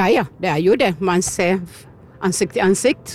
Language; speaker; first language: Norwegian; non-native, fluent; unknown